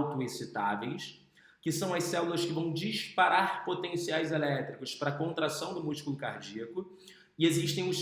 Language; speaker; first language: Portuguese; native; Portuguese